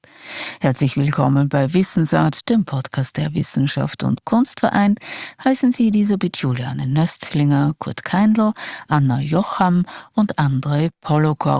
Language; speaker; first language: German; native; German